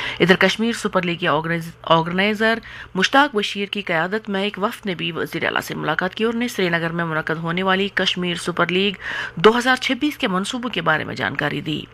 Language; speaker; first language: Urdu; non-native, local second language; Kashmiri